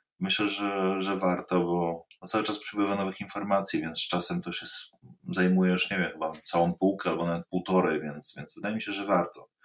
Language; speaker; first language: Polish; native; Polish